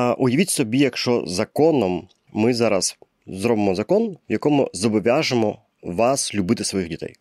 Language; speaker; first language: Ukrainian; non-native, local second language; Russian